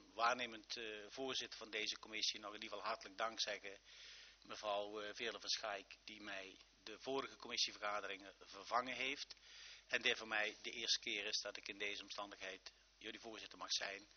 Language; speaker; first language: Dutch; native; Dutch